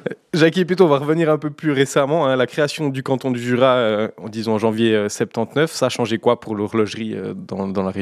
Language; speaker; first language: French; native; French